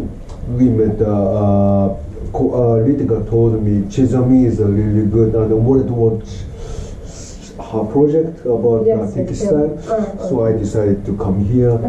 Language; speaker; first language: English; non-native, learner; Japanese